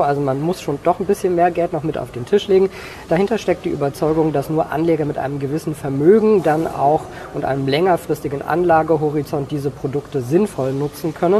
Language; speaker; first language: German; native; German